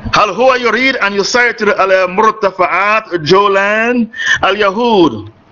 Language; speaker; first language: Arabic; non-native, fluent; English